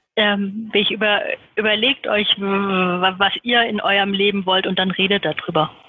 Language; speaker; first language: German; native; German